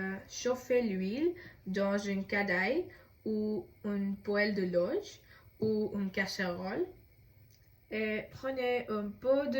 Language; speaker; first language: French; non-native, learner; Tamil